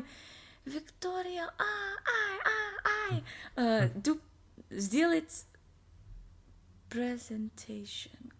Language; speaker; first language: Russian; non-native, learner; English